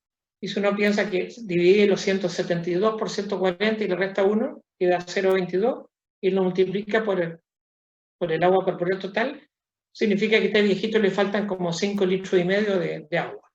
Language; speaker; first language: Spanish; native; Spanish